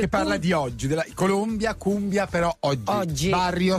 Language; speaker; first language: Italian; native; Italian